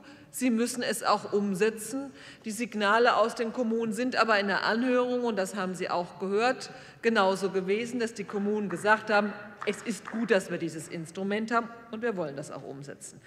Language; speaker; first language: German; native; German